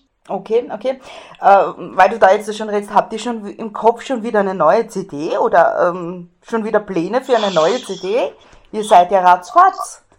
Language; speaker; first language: German; native; German